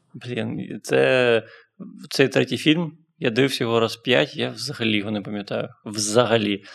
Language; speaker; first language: Ukrainian; non-native, local second language; Russian